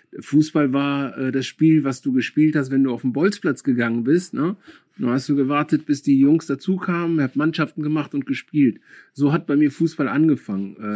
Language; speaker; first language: German; early bilingual, other home language; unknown